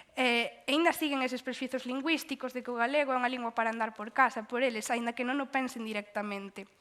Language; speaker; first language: Galician; native; Galician